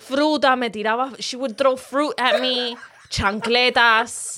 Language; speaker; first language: English; early bilingual, other home language; Spanish